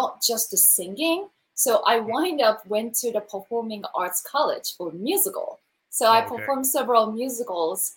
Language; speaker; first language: English; non-native, learner; Japanese